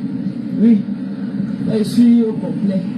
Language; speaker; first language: French; non-native, local second language; Lingala